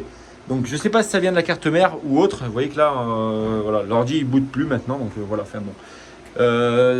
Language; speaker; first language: French; native; French